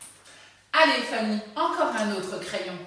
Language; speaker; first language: French; native; French